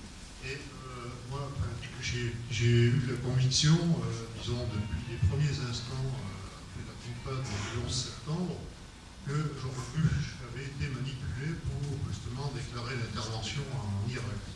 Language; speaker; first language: French; native; French